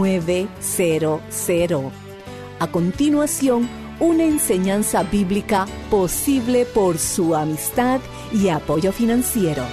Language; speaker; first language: Spanish; native; Spanish